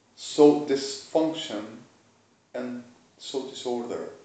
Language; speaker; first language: English; non-native, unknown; Spanish